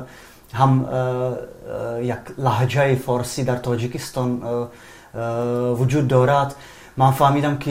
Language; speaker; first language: Persian; non-native, fluent; Czech